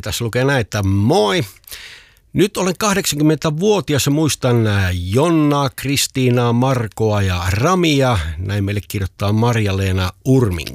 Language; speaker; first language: Finnish; native; Finnish